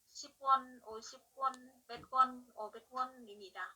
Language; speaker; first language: Korean; non-native, learner; Vietnamese